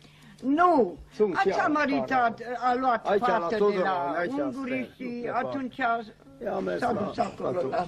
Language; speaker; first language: Romanian; non-native, local second language; Hungarian